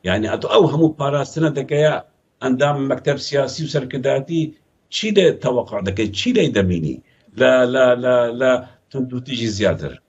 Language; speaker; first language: Central Kurdish; non-native, local second language; Kurdish